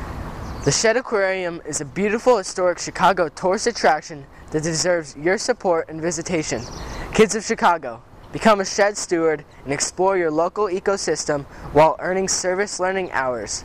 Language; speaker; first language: English; native; English